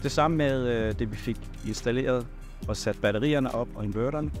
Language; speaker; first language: Danish; non-native, fluent; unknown